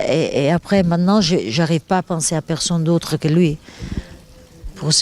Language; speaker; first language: French; non-native, fluent; Italian